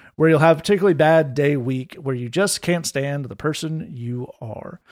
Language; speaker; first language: English; native; English